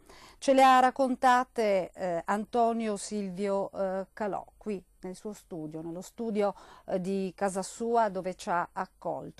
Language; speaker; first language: Italian; native; Italian